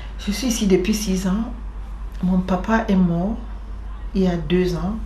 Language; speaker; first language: French; non-native, local second language; Basaa